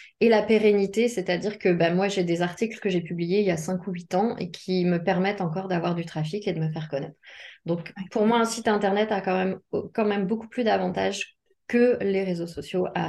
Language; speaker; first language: French; native; French